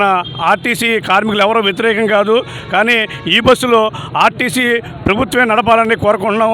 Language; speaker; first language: Telugu; native; Telugu